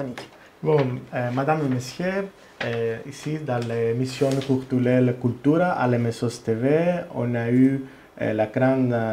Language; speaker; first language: French; non-native, learner; Greek